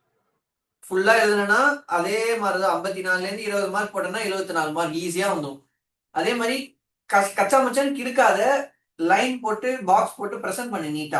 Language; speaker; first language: Tamil; native; Tamil